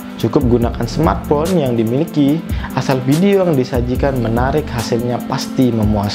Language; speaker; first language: Indonesian; native; Indonesian